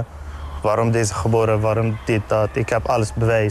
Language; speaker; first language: Dutch; non-native, learner; Arabic